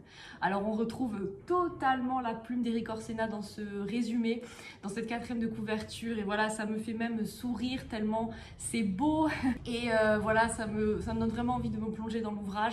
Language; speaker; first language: French; native; French